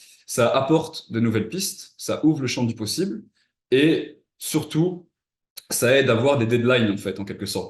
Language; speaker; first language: French; native; French